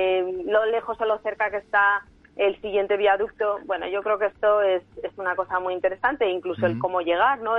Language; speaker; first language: Spanish; native; Spanish